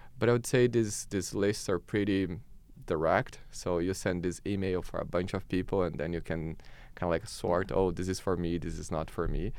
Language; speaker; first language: English; non-native, fluent; Portuguese